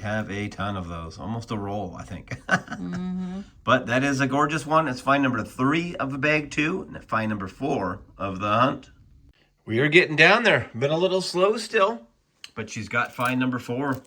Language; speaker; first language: English; native; English